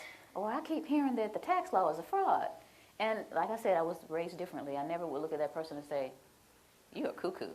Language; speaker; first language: English; native; English